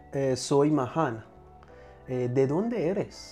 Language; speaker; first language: Spanish; non-native, fluent; Persian